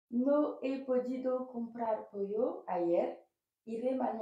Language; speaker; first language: Spanish; non-native, learner; French